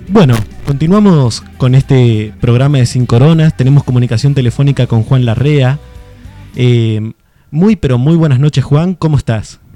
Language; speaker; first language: Spanish; native; Spanish